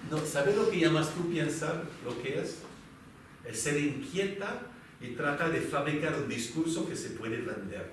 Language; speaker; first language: Spanish; non-native, fluent; French